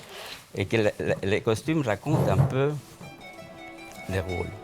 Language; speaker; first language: French; non-native, fluent; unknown